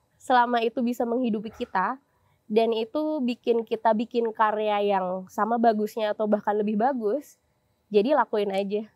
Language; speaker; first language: Indonesian; native; Indonesian